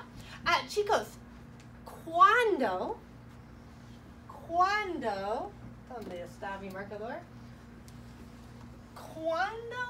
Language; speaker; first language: Spanish; non-native, fluent; English